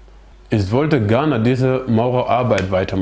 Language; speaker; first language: German; non-native, learner; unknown